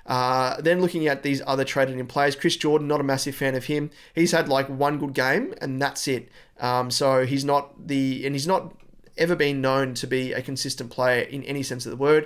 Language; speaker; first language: English; native; English